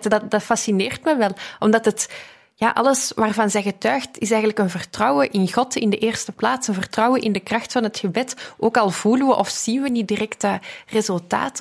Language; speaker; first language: Dutch; native; Dutch